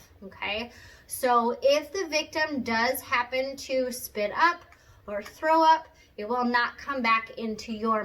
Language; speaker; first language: English; native; English